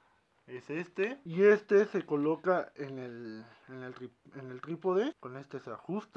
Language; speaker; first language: Spanish; native; Spanish